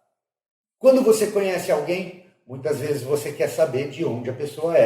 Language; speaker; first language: Portuguese; non-native, fluent; English